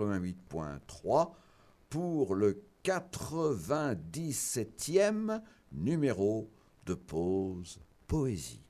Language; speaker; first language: French; native; French